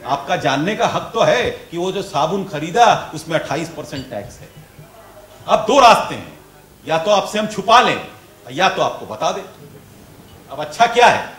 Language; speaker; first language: Hindi; non-native, local second language; Bangla